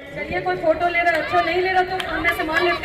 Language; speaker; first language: Hindi; native; Hindi